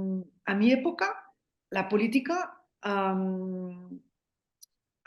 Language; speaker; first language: Spanish; non-native, fluent; French